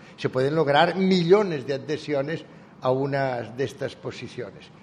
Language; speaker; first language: Spanish; native; Spanish